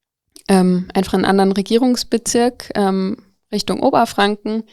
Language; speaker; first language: German; native; German